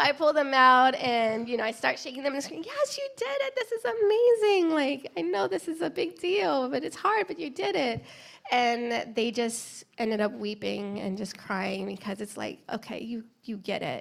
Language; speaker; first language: English; native; English